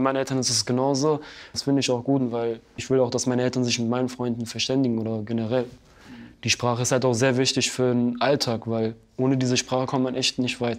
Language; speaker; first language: German; early bilingual, other home language; Albanian